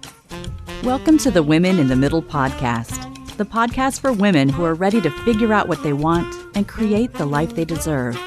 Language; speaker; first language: English; native; English